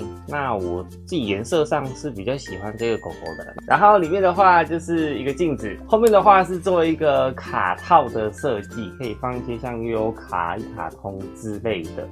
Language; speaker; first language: Chinese; native; Chinese